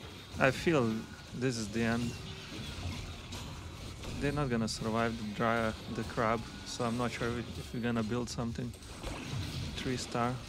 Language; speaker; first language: English; non-native, fluent; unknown